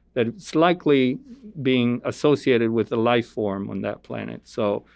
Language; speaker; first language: English; non-native, fluent; Italian